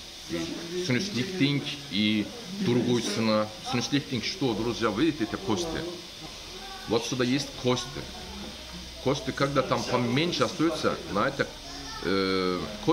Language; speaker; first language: Russian; non-native, learner; Turkish